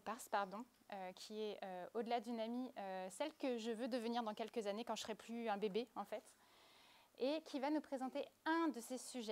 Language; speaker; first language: French; native; French